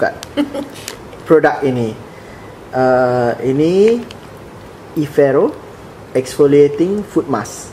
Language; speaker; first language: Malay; non-native, learner; English